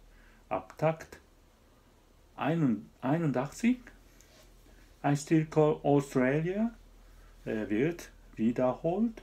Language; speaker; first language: German; non-native, fluent; Japanese